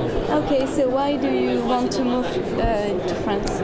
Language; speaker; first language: English; non-native, learner; French